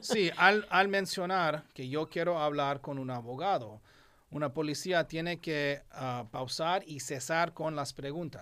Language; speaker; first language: Spanish; non-native, fluent; English